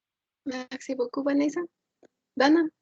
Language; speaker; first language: French; non-native, learner; Spanish